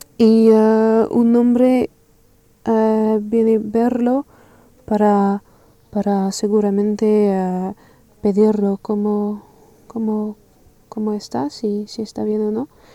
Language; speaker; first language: Spanish; non-native, learner; French